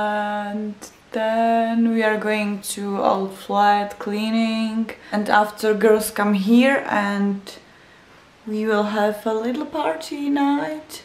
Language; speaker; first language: English; non-native, learner; Czech